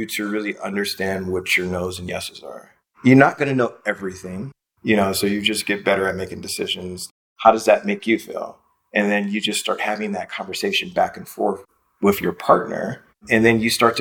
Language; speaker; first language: English; native; English